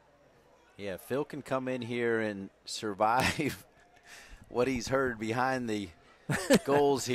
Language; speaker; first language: English; native; English